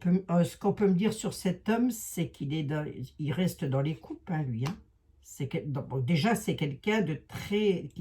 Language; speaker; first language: French; native; French